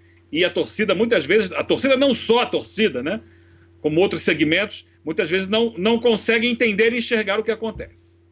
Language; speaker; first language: Portuguese; native; Portuguese